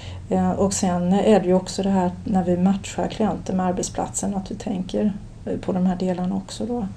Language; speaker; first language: Swedish; native; Swedish